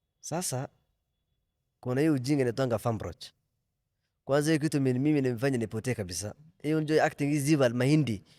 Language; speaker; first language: Swahili; non-native, local second language; Somali